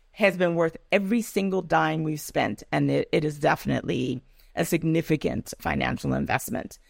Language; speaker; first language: English; non-native, local second language; Yoruba